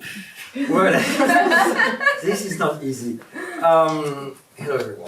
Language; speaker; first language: English; non-native, fluent; French